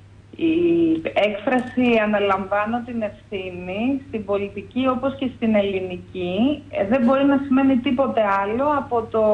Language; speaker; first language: Greek; native; Greek